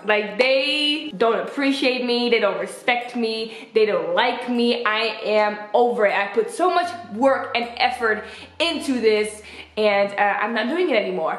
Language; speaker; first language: English; native; English